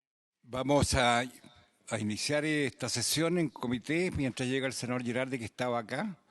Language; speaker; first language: Spanish; native; Spanish